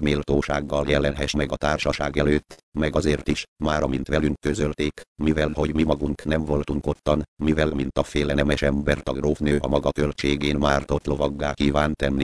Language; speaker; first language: Hungarian; native; Hungarian